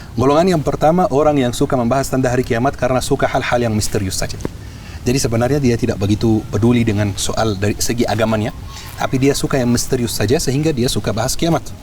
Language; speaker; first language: Indonesian; non-native, fluent; Arabic